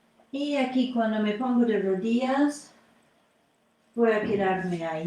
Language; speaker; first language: Spanish; non-native, fluent; English